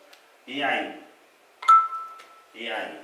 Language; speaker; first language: Portuguese; non-native, learner; English